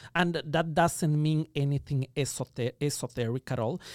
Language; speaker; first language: English; non-native, fluent; Spanish